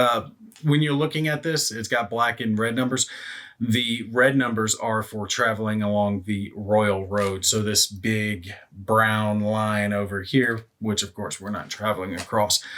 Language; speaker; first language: English; native; English